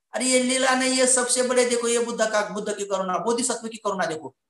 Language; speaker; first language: Hindi; non-native, local second language; Marathi